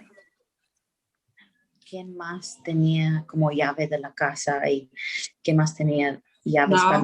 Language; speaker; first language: Spanish; early bilingual, heritage; Spanish